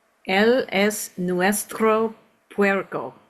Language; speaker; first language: Spanish; non-native, learner; English